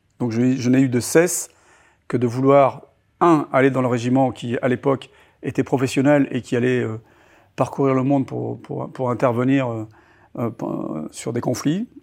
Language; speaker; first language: French; native; French